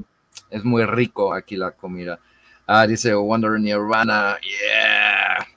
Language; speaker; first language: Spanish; non-native, fluent; German